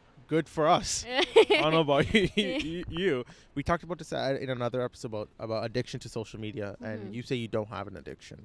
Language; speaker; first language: English; native; English